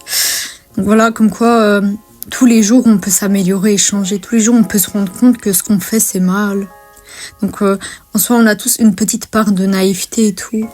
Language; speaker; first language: French; native; French